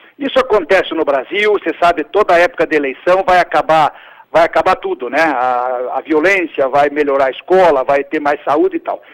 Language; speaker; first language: Portuguese; early bilingual, other home language; Italian